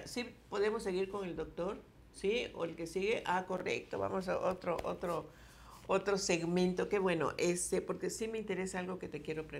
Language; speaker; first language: Spanish; native; Spanish